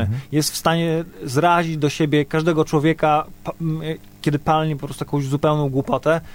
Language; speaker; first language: Polish; native; Polish